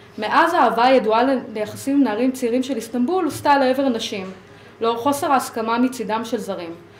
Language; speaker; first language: Hebrew; native; Hebrew